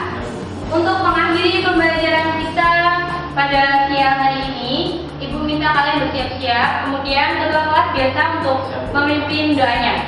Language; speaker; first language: Indonesian; native; Indonesian